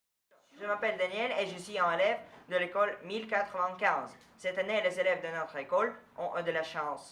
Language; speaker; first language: French; non-native, learner; Russian